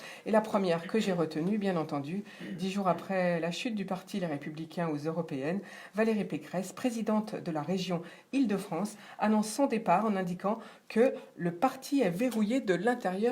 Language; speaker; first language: French; native; French